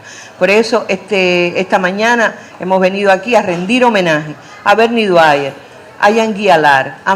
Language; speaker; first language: Spanish; native; Spanish